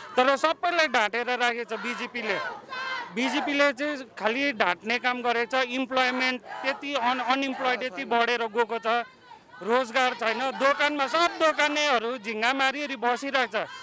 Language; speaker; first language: Nepali; native; Nepali